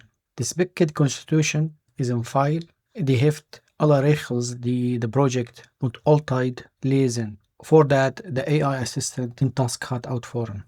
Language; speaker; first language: Dutch; non-native, fluent; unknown